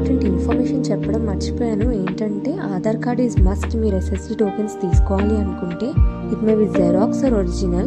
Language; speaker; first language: Telugu; native; Telugu